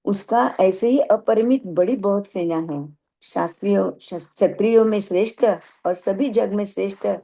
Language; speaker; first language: Hindi; non-native, local second language; Marathi